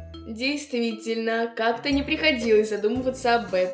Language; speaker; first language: Russian; native; Russian